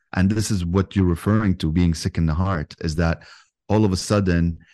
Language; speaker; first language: English; non-native, fluent; Arabic